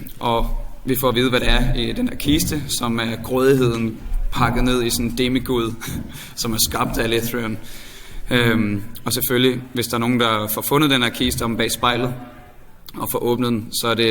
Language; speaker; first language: Danish; native; Danish